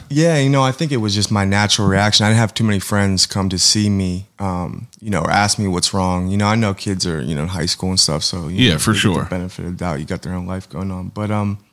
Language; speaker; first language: English; native; English